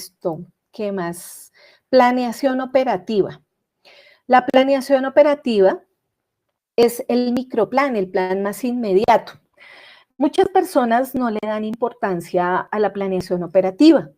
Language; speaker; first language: Spanish; native; Spanish